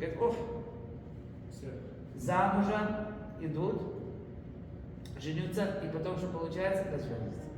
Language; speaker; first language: Russian; early bilingual, heritage; Russian